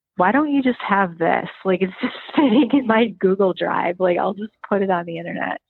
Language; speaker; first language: English; native; English